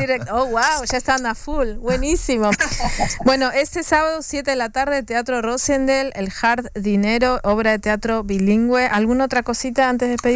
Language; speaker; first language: Spanish; native; Spanish